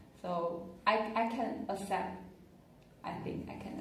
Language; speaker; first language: English; non-native, learner; Chinese